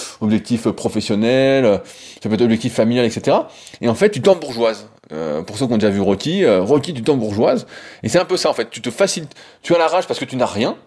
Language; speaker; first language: French; native; French